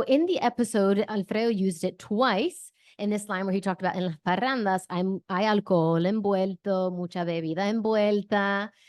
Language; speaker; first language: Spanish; non-native, fluent; English